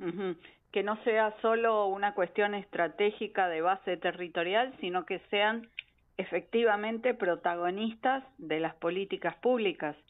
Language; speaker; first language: Spanish; native; Spanish